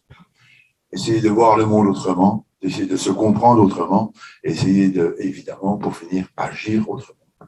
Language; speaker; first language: French; native; French